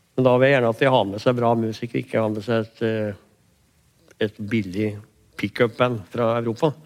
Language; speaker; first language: Norwegian; native; Norwegian